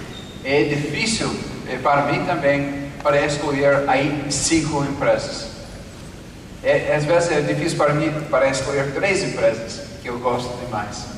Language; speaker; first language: Portuguese; non-native, fluent; English